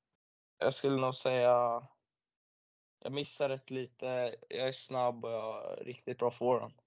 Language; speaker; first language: Swedish; native; Swedish